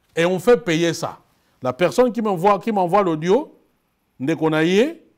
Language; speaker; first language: French; non-native, local second language; Lingala